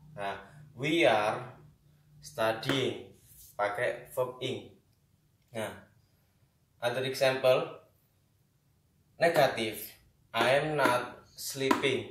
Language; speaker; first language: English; non-native, learner; Indonesian